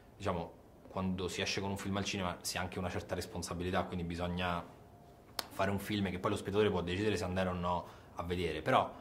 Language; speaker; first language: Italian; native; Italian